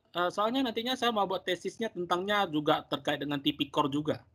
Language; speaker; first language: Indonesian; native; Indonesian